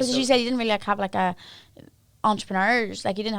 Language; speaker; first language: English; native; English